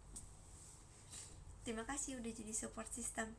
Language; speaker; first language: Indonesian; native; Indonesian